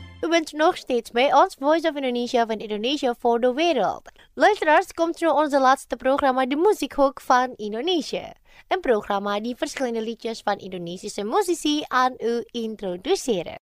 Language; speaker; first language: Dutch; non-native, fluent; Indonesian